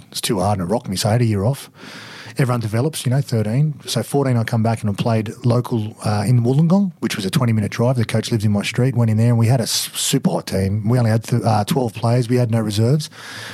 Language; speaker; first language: English; native; English